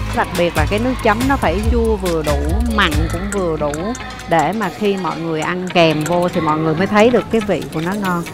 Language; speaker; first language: Vietnamese; native; Vietnamese